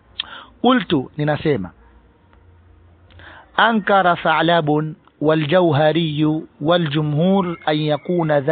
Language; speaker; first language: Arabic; non-native, fluent; Swahili